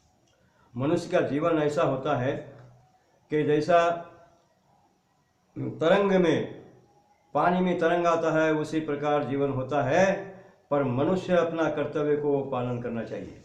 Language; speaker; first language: Hindi; non-native, local second language; Lambadi